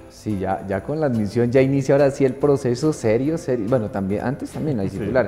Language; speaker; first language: Spanish; native; Spanish